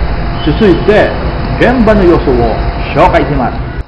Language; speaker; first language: Japanese; non-native, learner; Filipino